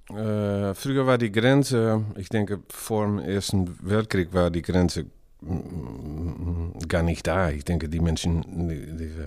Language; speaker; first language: German; non-native, learner; Dutch